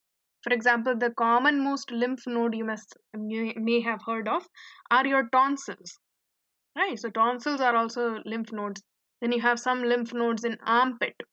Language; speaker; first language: English; non-native, local second language; Hindi